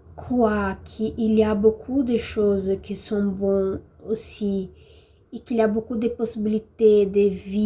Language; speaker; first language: French; non-native, learner; Portuguese